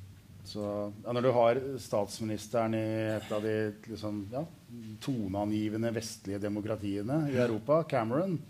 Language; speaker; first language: Norwegian; native; Norwegian